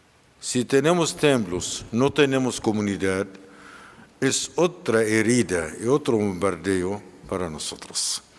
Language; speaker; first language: Spanish; non-native, fluent; Arabic